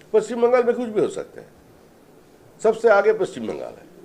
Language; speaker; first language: Hindi; non-native, local second language; Bangla